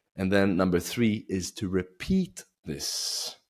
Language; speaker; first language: English; non-native, fluent; Swedish